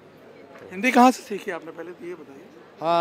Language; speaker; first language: Hindi; native; Hindi